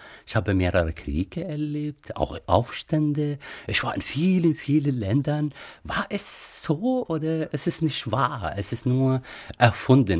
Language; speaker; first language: German; non-native, fluent; Arabic